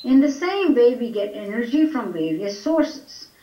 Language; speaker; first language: English; non-native, local second language; Gujarati